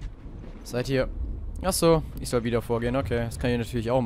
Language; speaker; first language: German; native; German